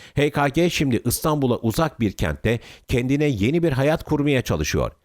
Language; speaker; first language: Turkish; native; Turkish